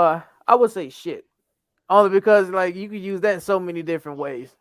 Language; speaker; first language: English; native; English